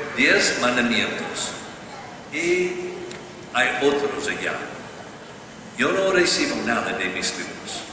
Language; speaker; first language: Spanish; non-native, learner; English